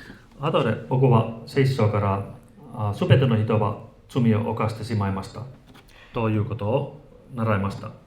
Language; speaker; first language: Japanese; non-native, fluent; Finnish